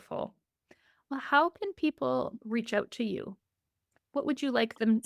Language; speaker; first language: English; native; English